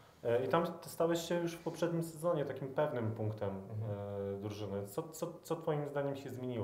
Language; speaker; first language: Polish; native; Polish